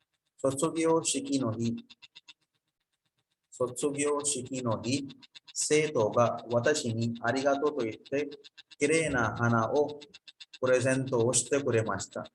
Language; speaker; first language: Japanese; non-native, fluent; Urdu